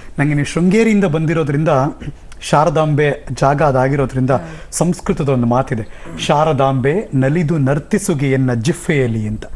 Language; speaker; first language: Kannada; native; Kannada